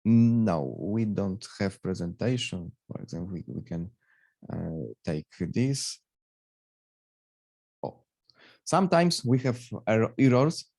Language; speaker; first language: English; non-native, fluent; Polish